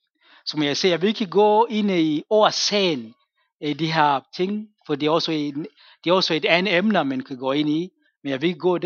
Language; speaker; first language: Danish; non-native, fluent; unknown